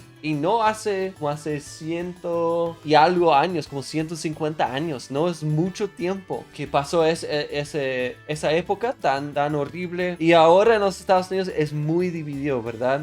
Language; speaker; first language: Spanish; non-native, fluent; English